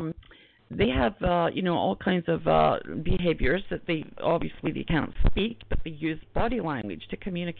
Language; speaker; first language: English; native; English